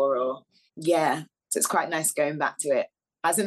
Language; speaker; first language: English; native; English